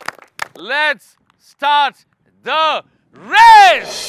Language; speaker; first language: Kannada; native; Kannada